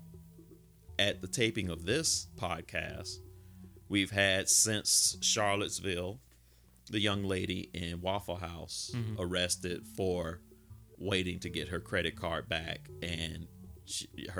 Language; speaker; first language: English; native; English